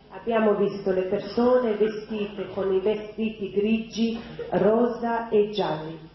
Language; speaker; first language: Italian; non-native, fluent; Croatian